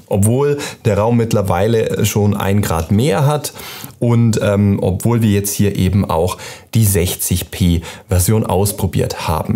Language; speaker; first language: German; native; German